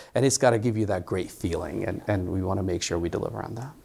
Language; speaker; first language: English; early bilingual, other home language; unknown